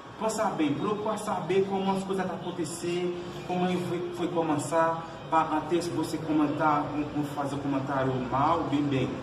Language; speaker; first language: Portuguese; non-native, learner; Haitian Creole